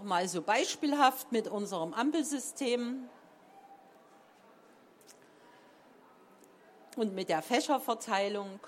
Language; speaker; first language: German; native; German